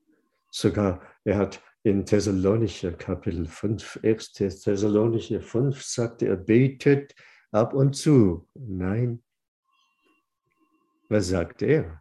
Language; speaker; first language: German; non-native, fluent; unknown